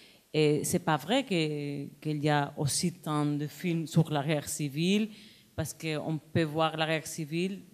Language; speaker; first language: French; non-native, learner; Spanish